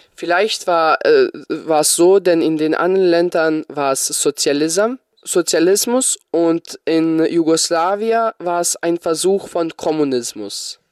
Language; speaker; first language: German; non-native, fluent; Bosnian